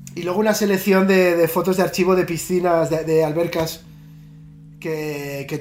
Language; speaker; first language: Spanish; native; Spanish